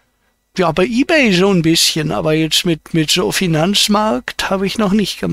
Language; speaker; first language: German; native; German